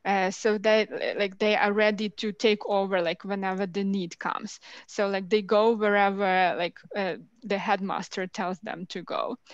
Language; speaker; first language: English; non-native, fluent; Ukrainian